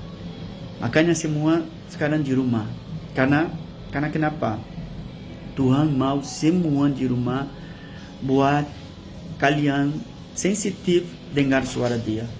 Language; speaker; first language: Indonesian; non-native, fluent; Portuguese